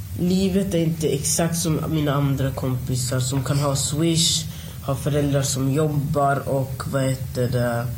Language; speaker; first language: Swedish; early bilingual, other home language; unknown